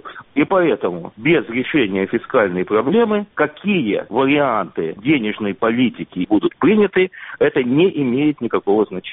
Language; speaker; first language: Russian; native; Russian